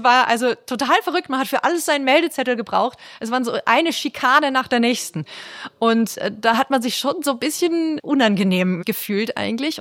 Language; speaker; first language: German; native; German